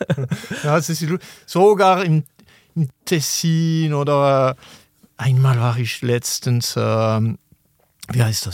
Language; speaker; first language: German; non-native, local second language; French